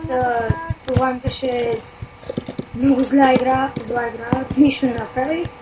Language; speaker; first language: Bulgarian; native; Bulgarian